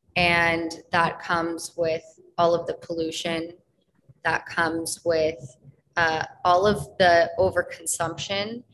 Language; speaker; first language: English; native; English